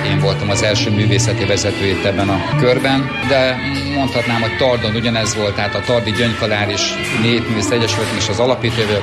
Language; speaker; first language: Hungarian; native; Hungarian